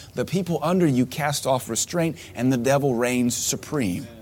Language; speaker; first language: English; native; English